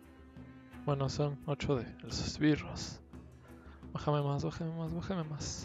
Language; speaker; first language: Spanish; native; Spanish